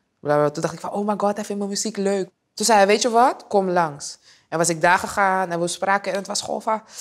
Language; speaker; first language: Dutch; early bilingual, other home language; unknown